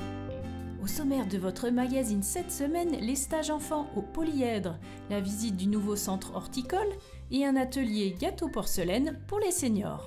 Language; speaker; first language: French; native; French